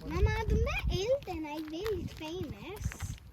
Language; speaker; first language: Swedish; early bilingual, other home language; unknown